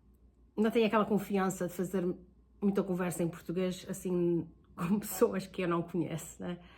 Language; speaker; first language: Portuguese; early bilingual, heritage; Portuguese